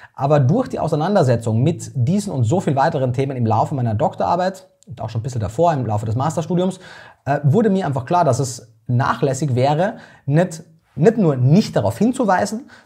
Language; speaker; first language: German; native; German